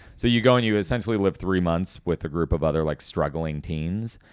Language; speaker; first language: English; native; English